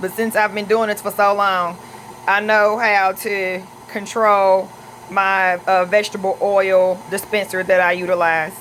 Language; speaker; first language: English; native; English